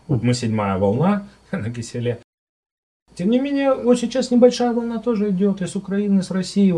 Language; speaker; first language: Russian; native; Russian